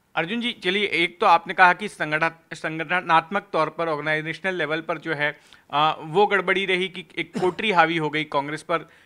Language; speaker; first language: Hindi; native; Hindi